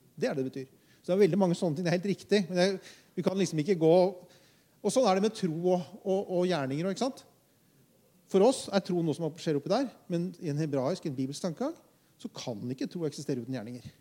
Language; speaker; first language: Norwegian; native; Norwegian